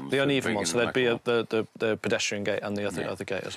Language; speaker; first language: English; native; English